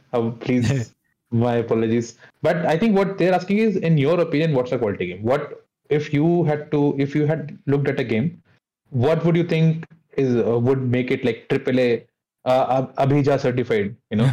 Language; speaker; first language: English; non-native, local second language; Hindi